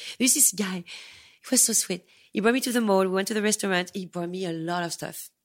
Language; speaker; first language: English; non-native, fluent; French